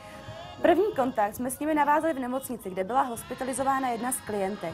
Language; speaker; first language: Czech; native; Czech